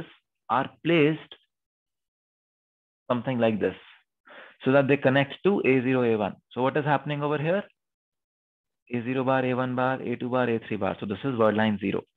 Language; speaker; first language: English; non-native, local second language; Hindi